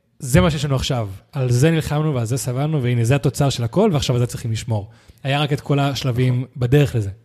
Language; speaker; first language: Hebrew; non-native, fluent; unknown